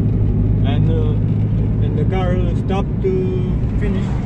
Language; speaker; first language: English; non-native, fluent; Romanian